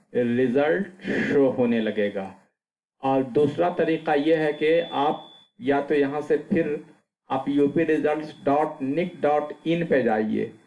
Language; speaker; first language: Hindi; native; Hindi